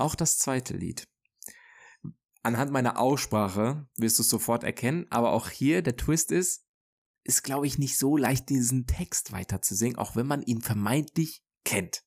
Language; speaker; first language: German; native; German